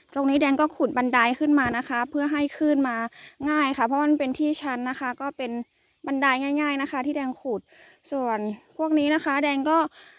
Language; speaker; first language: Thai; non-native, local second language; S'gaw Karen